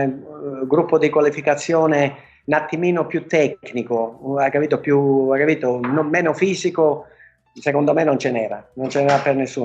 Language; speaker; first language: Italian; native; Italian